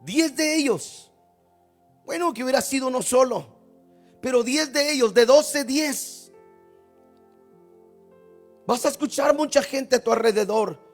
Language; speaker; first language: Spanish; native; Spanish